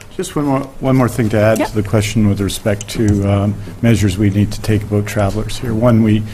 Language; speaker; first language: English; native; English